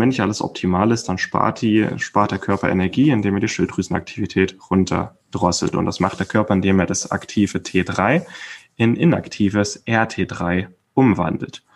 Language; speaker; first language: German; native; German